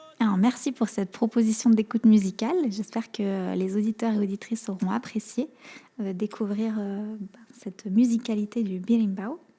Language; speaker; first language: French; native; French